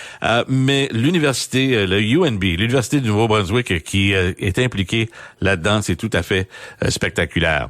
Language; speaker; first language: French; native; French